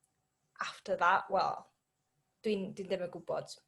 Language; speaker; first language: Welsh; non-native, learner; English